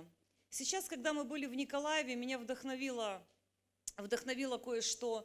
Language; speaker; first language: Russian; native; Russian